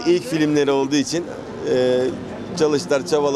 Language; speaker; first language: Turkish; native; Turkish